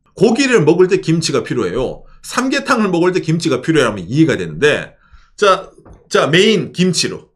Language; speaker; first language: Korean; native; Korean